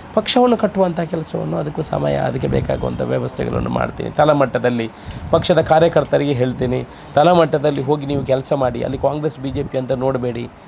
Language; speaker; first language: Kannada; non-native, local second language; Tulu